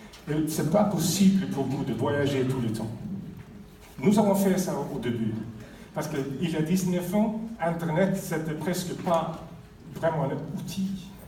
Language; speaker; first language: French; non-native, fluent; Swedish